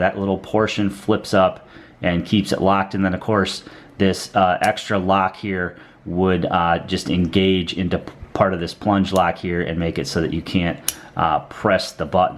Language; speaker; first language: English; native; English